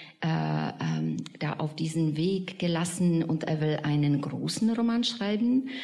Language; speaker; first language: German; non-native, fluent; Czech